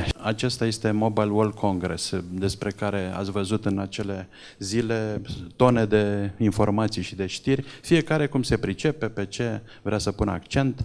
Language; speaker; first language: Romanian; native; Romanian